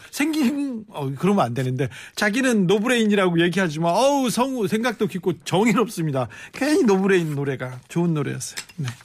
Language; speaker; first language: Korean; native; Korean